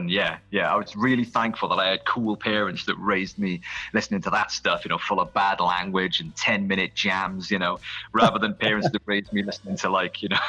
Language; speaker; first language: English; native; English